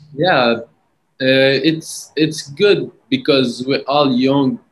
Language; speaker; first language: English; early bilingual, other home language; Arabic